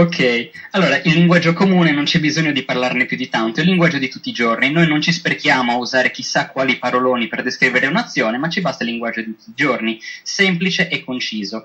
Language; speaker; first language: Italian; native; Italian